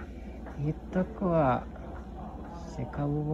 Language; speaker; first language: Japanese; non-native, learner; Indonesian